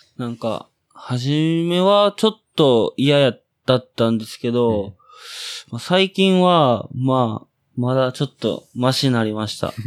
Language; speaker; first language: Japanese; native; Japanese